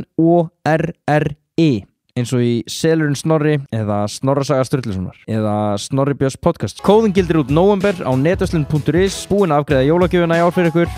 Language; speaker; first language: Icelandic; native; Icelandic